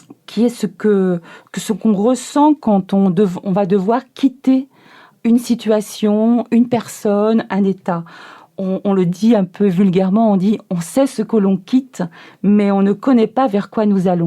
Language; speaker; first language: French; native; French